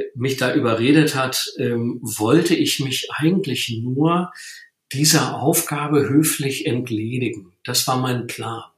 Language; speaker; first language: German; native; German